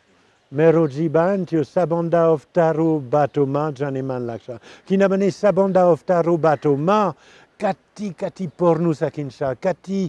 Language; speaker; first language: Nepali; non-native, learner; French